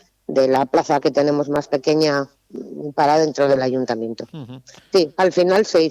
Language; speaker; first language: Spanish; native; Spanish